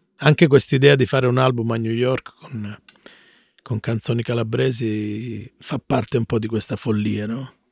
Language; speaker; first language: Italian; native; Italian